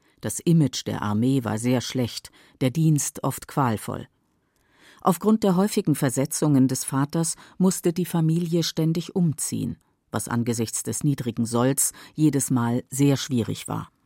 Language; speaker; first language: German; native; German